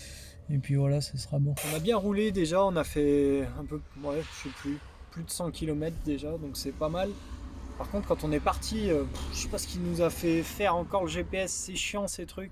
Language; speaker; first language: French; native; French